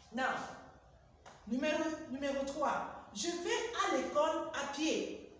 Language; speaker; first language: French; non-native, fluent; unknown